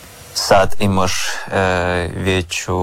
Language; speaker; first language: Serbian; non-native, learner; Russian